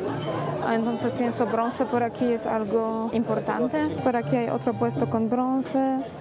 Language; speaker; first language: Spanish; non-native, fluent; Polish